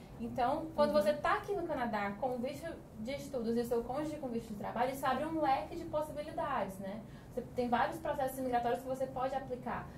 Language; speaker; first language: Portuguese; native; Portuguese